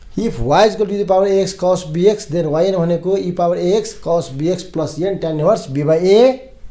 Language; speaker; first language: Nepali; non-native, local second language; Maithili